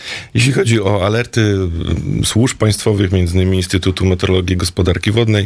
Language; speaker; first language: Polish; native; Polish